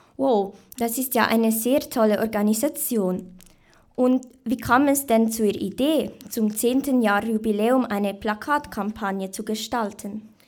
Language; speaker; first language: German; native; German